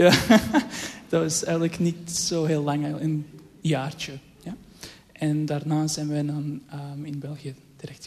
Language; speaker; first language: Dutch; early bilingual, other home language; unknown